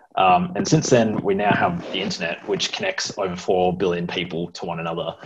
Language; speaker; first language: English; native; English